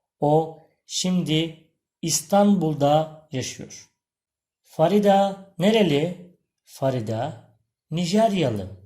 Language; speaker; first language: Turkish; native; Turkish